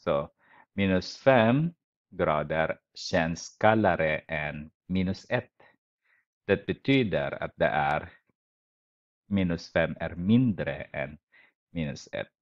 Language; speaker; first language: Swedish; non-native, fluent; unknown